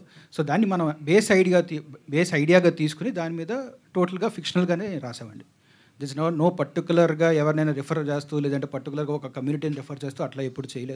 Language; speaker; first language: Telugu; native; Telugu